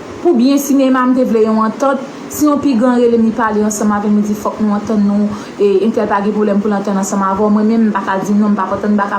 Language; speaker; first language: French; non-native, local second language; Haitian Creole